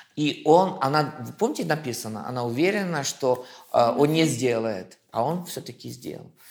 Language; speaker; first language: Russian; non-native, fluent; French